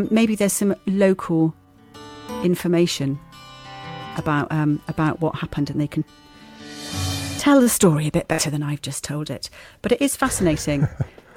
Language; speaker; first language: English; native; English